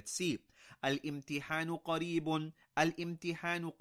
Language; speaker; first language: Arabic; non-native, fluent; English